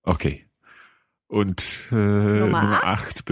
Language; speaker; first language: German; non-native, learner; English